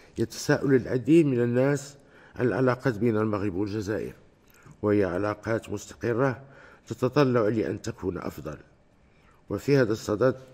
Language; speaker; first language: Arabic; native; Arabic